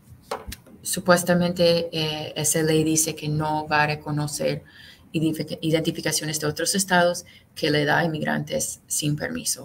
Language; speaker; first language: Spanish; non-native, fluent; English